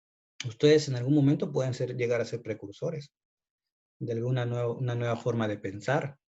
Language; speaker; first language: Spanish; native; Spanish